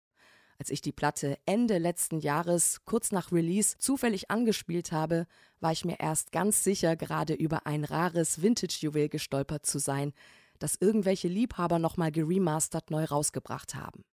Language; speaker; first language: German; native; German